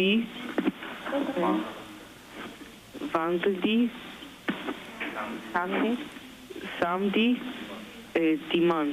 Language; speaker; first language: French; non-native, learner; English